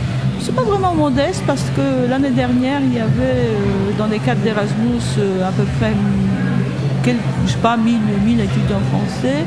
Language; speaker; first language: French; non-native, fluent; Polish